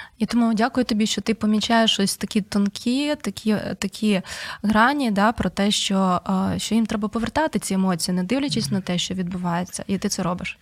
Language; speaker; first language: Ukrainian; native; Ukrainian